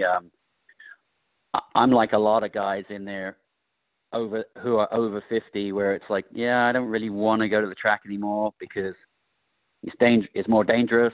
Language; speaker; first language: English; native; English